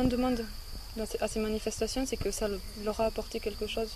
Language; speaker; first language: French; native; French